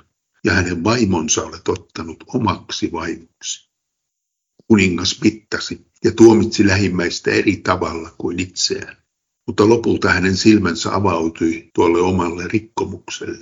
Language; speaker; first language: Finnish; native; Finnish